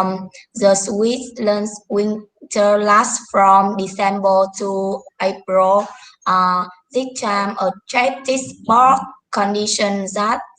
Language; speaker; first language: English; non-native, learner; Vietnamese